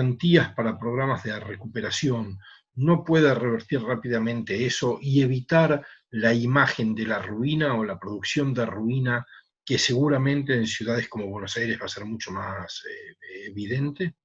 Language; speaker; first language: Spanish; native; Spanish